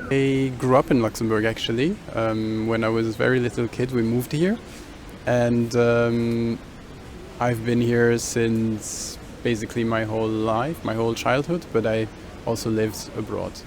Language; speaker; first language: English; early bilingual, other home language; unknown